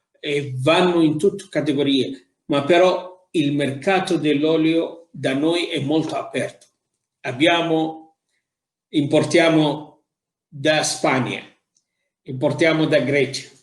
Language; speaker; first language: Italian; non-native, fluent; Arabic